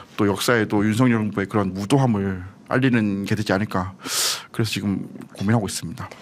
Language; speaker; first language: Korean; native; Korean